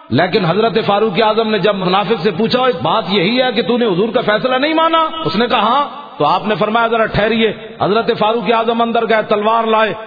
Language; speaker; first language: Urdu; native; Urdu